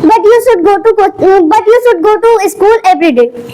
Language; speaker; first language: English; non-native, learner; Hindi